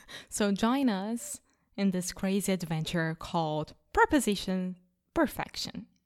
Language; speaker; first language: English; non-native, fluent; Portuguese